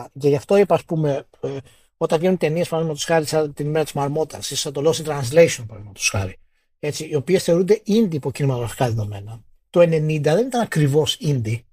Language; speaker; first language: Greek; native; Greek